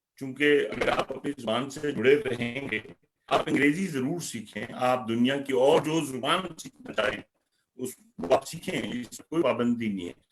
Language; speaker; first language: Urdu; native; Urdu